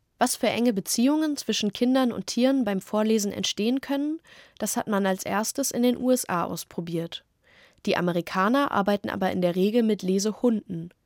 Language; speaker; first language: German; native; German